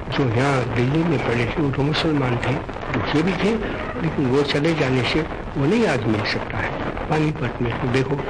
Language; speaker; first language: Hindi; non-native, local second language; Gujarati